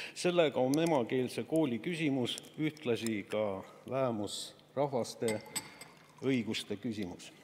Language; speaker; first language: Estonian; non-native, local second language; Russian